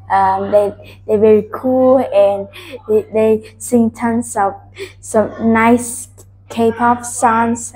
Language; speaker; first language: English; non-native, learner; Vietnamese